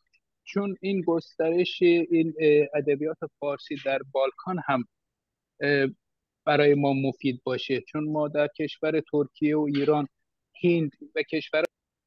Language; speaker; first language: Persian; non-native, fluent; Turkish